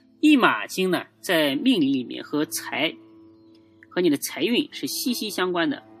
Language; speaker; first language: Chinese; native; Chinese